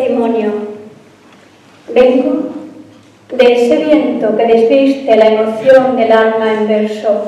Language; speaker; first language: Spanish; native; Spanish